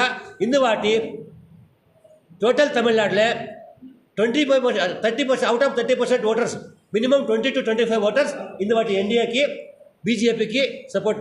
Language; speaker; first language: Tamil; non-native, learner; Kannada